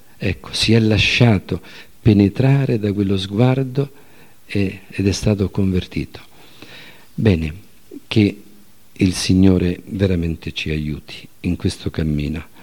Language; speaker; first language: Italian; native; Italian